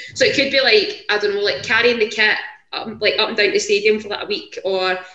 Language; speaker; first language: English; native; English